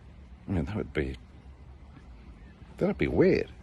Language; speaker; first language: English; native; English